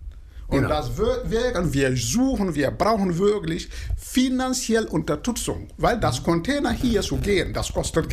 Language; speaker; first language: German; non-native, fluent; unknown